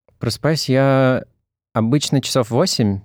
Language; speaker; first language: Russian; native; Russian